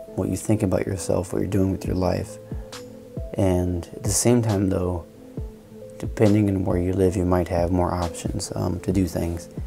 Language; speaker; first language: English; native; English